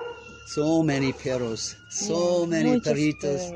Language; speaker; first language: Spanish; non-native, learner; English